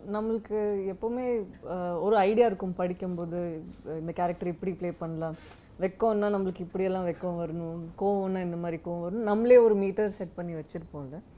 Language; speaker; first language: Tamil; non-native, local second language; Badaga